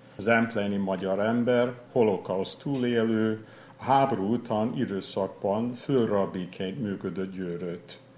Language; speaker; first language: Hungarian; non-native, fluent; English